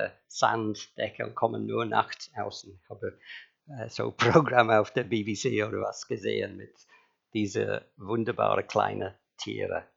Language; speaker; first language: German; non-native, fluent; English